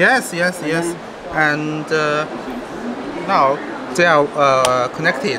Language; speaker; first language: English; non-native, learner; Chinese